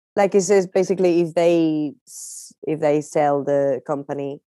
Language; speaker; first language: English; non-native, fluent; Spanish